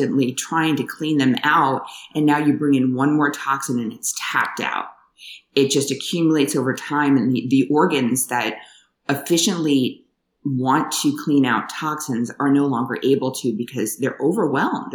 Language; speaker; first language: English; native; English